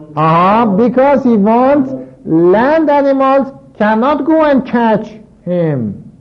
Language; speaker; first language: English; non-native, fluent; Persian